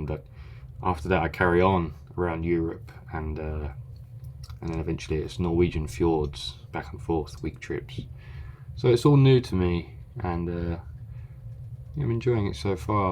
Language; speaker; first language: English; native; English